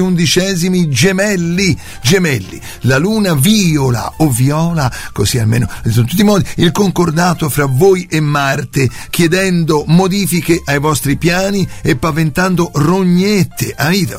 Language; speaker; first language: Italian; native; Italian